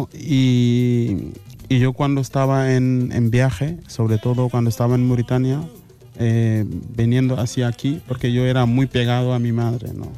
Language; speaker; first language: Spanish; non-native, fluent; Wolof